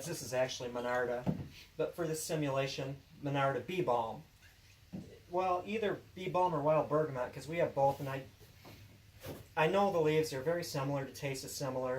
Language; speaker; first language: English; native; English